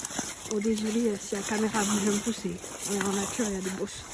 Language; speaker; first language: French; native; French